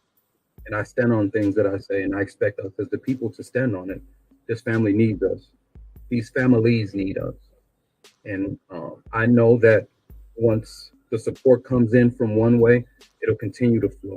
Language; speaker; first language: English; native; English